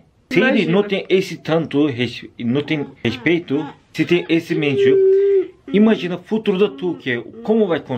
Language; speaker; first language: Portuguese; non-native, learner; Turkish